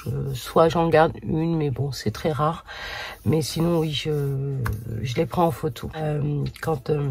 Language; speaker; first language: French; native; French